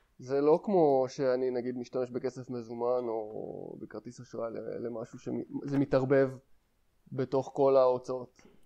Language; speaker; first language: Hebrew; native; Hebrew